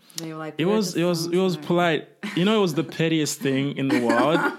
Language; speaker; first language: English; non-native, local second language; Kinyarwanda